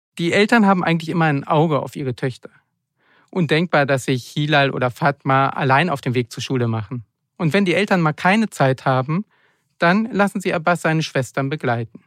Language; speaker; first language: German; native; German